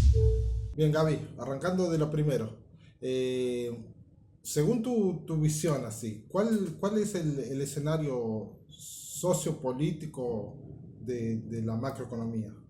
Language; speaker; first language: Spanish; native; Spanish